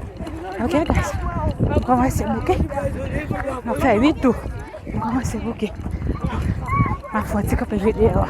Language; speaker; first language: French; non-native, learner; Haitian Creole